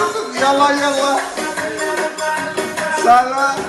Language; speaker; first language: Arabic; non-native, learner; Greek